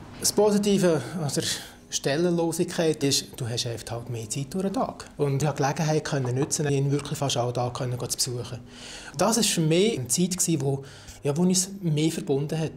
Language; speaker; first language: German; native; German